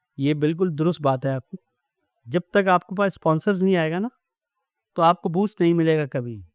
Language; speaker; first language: Urdu; native; Urdu